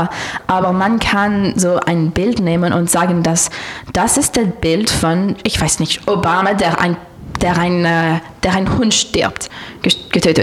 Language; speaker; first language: German; non-native, learner; French